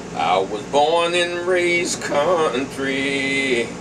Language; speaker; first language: English; native; English